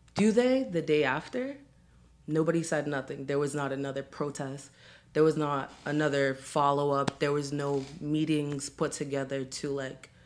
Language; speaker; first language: English; native; English